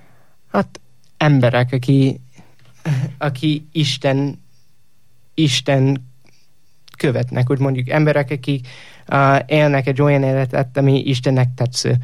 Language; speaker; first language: Hungarian; non-native, learner; English